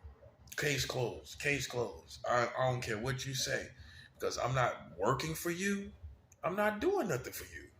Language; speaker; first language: English; native; English